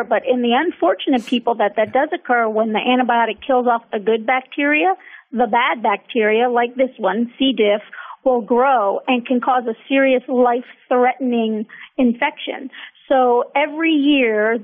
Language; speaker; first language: English; native; English